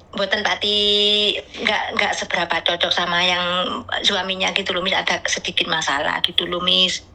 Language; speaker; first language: Indonesian; non-native, local second language; Javanese